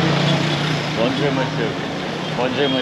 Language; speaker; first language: French; non-native, learner; Japanese